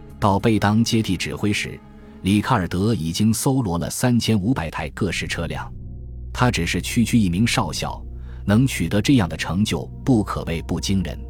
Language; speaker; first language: Chinese; native; Chinese